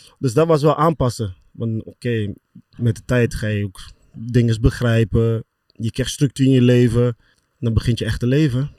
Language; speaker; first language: Dutch; early bilingual, other home language; Lingala